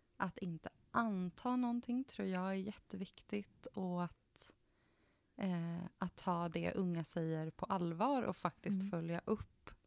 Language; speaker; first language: Swedish; native; Swedish